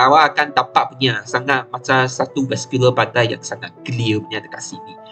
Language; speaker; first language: Malay; non-native, local second language; Chinese